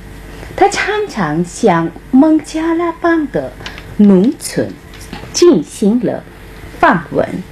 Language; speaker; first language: Chinese; non-native, fluent; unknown